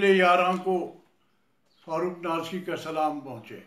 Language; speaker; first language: Urdu; non-native, local second language; Kashmiri